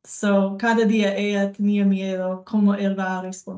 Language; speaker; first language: Spanish; non-native, learner; English